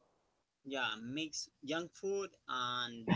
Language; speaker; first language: English; non-native, learner; Spanish